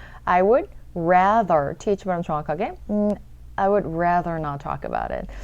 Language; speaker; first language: English; early bilingual, other home language; Korean